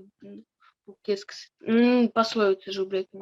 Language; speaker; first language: French; non-native, learner; Russian